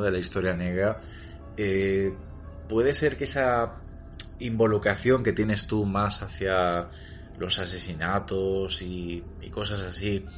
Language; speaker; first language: Spanish; native; Spanish